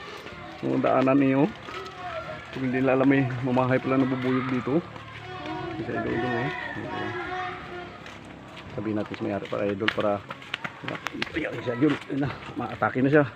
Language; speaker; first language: Filipino; native; Filipino